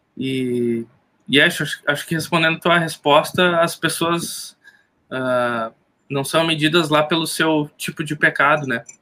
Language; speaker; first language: Portuguese; native; Portuguese